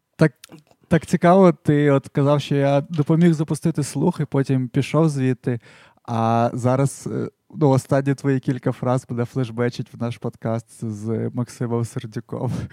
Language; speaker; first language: Ukrainian; non-native, local second language; Russian